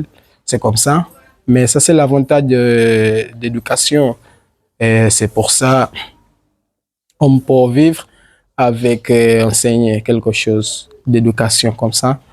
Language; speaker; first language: French; non-native, learner; Swahili